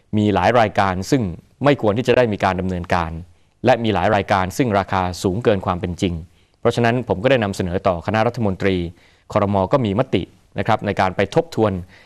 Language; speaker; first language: Thai; native; Thai